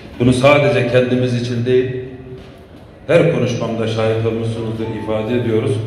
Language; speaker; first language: Turkish; native; Turkish